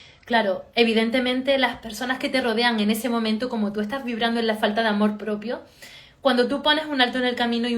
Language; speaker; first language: Spanish; native; Spanish